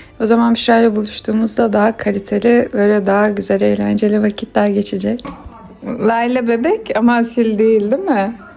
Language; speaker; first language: Turkish; native; Turkish